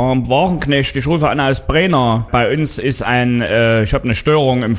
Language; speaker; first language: German; native; German